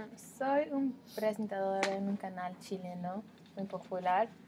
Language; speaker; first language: Spanish; non-native, learner; English